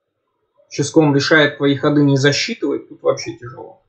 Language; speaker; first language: Russian; native; Russian